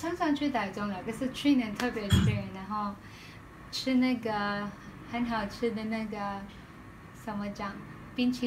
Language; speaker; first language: Chinese; non-native, learner; Filipino